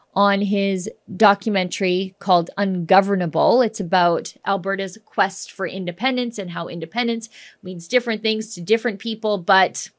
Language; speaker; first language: English; native; English